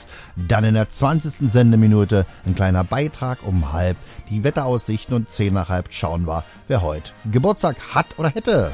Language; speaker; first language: German; native; German